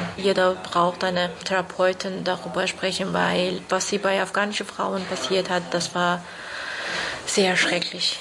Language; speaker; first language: German; non-native, learner; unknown